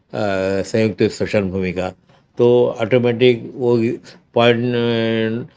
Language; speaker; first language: Hindi; non-native, local second language; Marathi